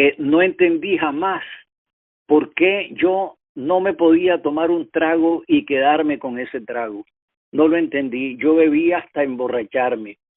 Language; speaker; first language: Spanish; native; Spanish